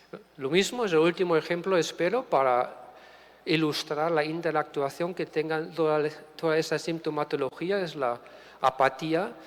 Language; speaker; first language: Spanish; non-native, fluent; German